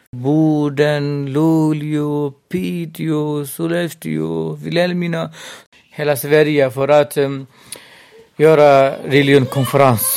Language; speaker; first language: Swedish; non-native, local second language; Burmese